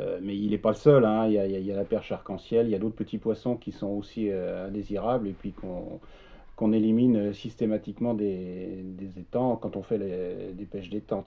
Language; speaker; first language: French; native; French